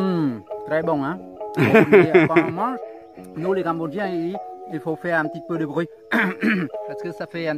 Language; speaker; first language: French; non-native, fluent; Khmer